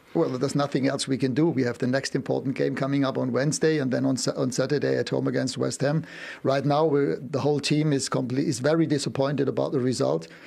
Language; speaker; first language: English; non-native, fluent; German